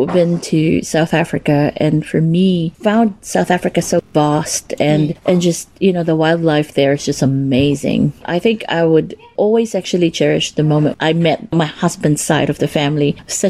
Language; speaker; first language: English; non-native, local second language; Cebuano